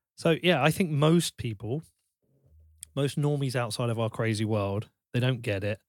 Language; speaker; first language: English; native; English